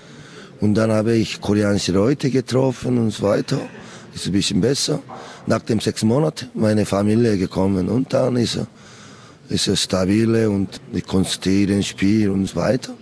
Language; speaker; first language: German; non-native, learner; Korean